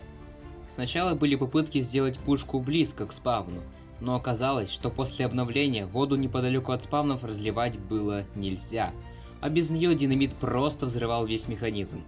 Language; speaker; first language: Russian; native; Russian